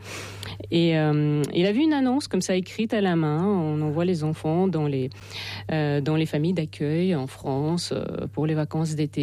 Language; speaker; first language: French; non-native, fluent; Russian